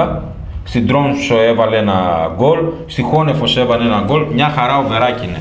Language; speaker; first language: Greek; native; Greek